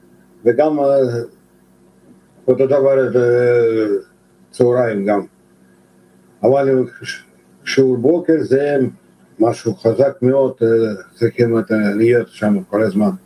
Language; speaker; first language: Hebrew; non-native, fluent; Russian